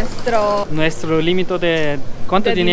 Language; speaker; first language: Spanish; non-native, learner; German